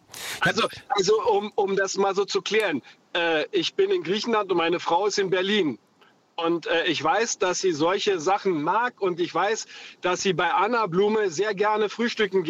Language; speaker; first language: German; non-native, fluent; Greek